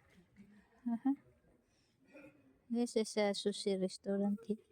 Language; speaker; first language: English; non-native, learner; Filipino